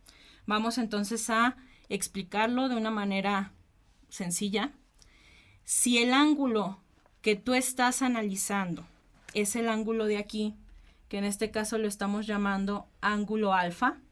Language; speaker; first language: Spanish; native; Spanish